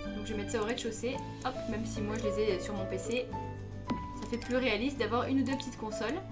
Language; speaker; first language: French; native; French